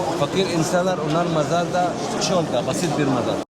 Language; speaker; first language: Turkish; non-native, learner; Arabic